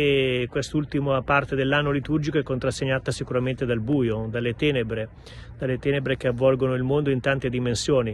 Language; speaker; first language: Italian; native; Italian